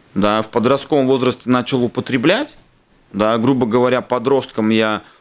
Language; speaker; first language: Russian; native; Russian